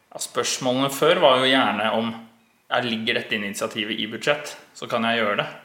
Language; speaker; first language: Norwegian; native; Norwegian